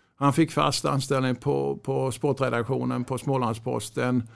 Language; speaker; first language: Swedish; native; Swedish